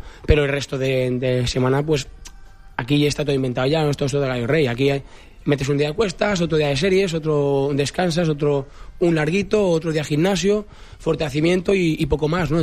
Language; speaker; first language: Spanish; native; Spanish